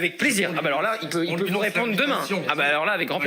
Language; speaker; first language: French; native; French